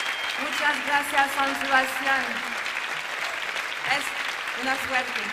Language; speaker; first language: Spanish; non-native, learner; French